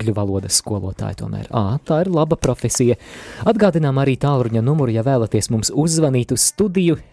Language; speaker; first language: Latvian; native; Latvian